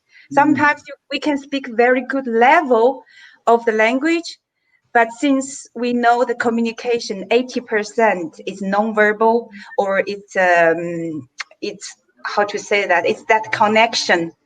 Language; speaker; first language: English; non-native, fluent; Chinese